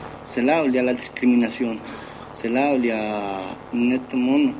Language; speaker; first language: French; non-native, fluent; Spanish